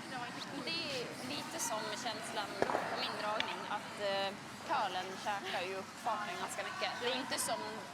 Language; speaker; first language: Swedish; native; Swedish